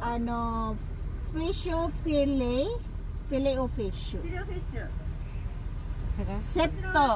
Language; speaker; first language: Japanese; non-native, learner; Filipino